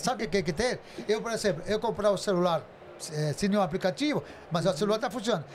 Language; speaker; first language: Portuguese; non-native, fluent; Spanish